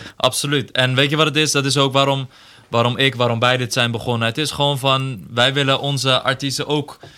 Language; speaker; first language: Dutch; early bilingual, other home language; Persian